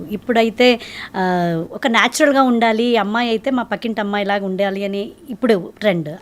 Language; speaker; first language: Telugu; native; Telugu